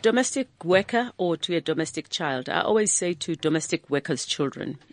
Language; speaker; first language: English; non-native, local second language; Zulu